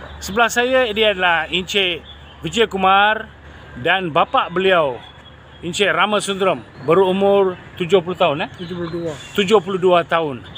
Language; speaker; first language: Malay; non-native, local second language; Tamil